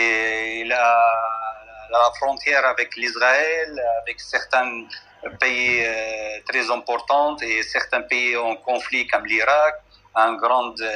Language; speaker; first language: French; non-native, fluent; Arabic